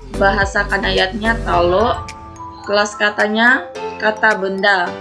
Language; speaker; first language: Indonesian; non-native, local second language; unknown